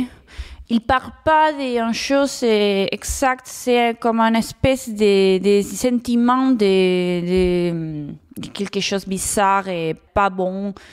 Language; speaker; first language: French; non-native, fluent; Spanish